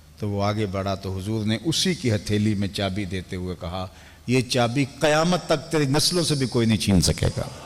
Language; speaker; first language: Urdu; non-native, local second language; Punjabi